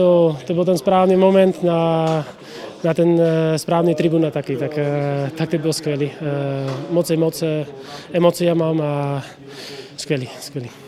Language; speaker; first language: Czech; non-native, learner; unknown